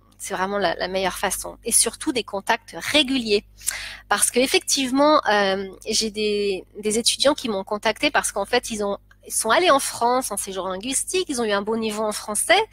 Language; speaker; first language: French; native; French